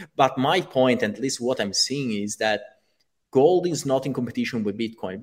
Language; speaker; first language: English; non-native, fluent; Italian